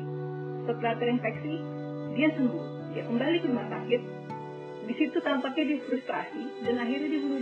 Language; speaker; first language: Indonesian; native; Indonesian